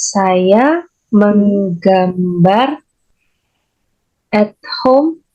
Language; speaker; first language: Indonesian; non-native, learner; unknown